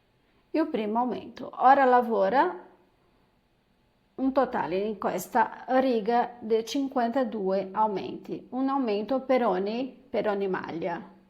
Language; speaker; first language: Italian; non-native, fluent; Portuguese